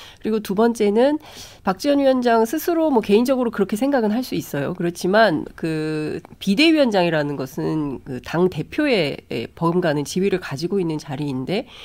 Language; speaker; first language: Korean; native; Korean